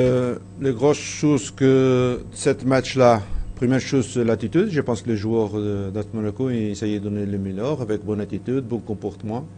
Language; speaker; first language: French; non-native, fluent; Portuguese